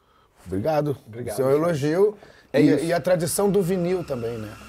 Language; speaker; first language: Portuguese; native; Portuguese